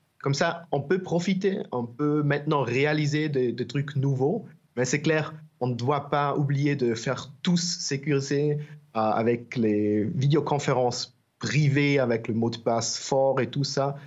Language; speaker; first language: French; non-native, learner; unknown